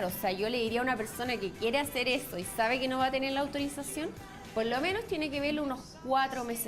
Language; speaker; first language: Spanish; native; Spanish